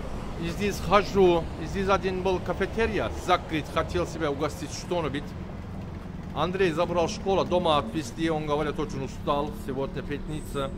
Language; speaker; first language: Russian; non-native, learner; Turkish